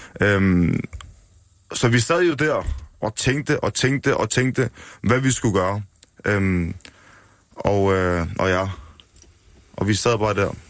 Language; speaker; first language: Danish; early bilingual, other home language; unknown